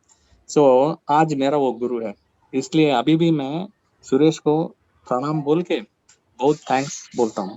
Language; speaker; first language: Hindi; non-native, local second language; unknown